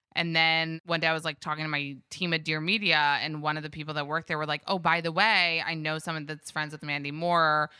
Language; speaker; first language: English; early bilingual, other home language; Hebrew